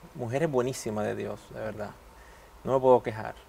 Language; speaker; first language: Spanish; early bilingual, heritage; Spanish